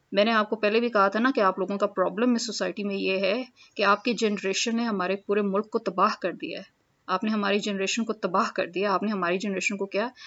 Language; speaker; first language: Urdu; non-native, local second language; Punjabi